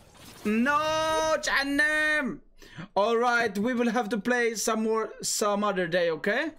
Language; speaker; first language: English; non-native, fluent; Swedish